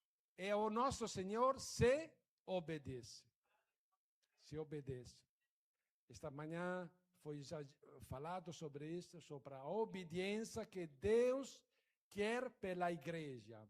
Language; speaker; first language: Portuguese; non-native, fluent; Italian